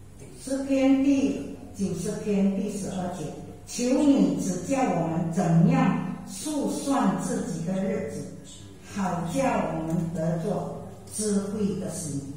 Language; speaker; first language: Chinese; early bilingual, heritage; Indonesian